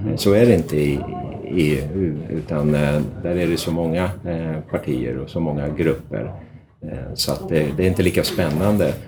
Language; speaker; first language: Swedish; native; Swedish